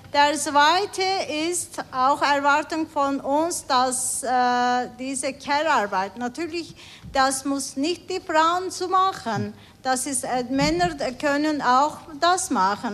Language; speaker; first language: German; non-native, learner; Turkish